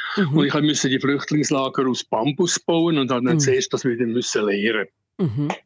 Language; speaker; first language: German; native; German